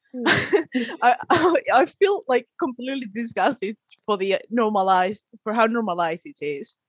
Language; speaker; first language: English; non-native, fluent; Spanish